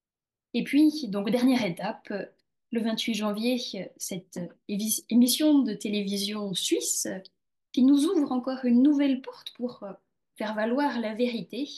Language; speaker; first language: French; native; French